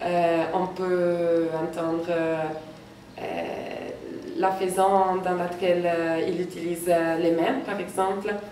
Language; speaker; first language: French; non-native, fluent; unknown